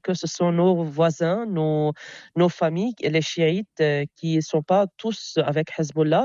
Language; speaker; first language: French; non-native, local second language; Arabic